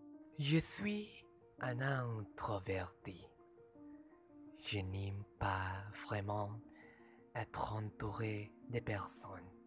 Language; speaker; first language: French; non-native, learner; Malay